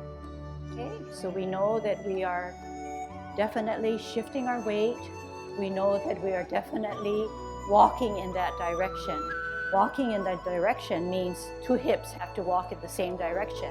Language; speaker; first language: English; native; English